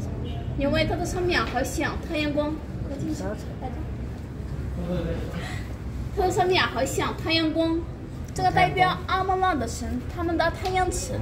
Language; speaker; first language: Chinese; non-native, learner; Arabic